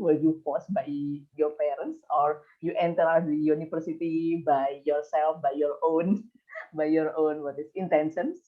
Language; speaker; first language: English; non-native, fluent; Indonesian